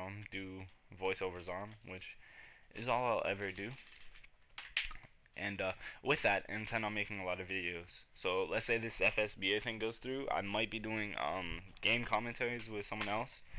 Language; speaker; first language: English; native; English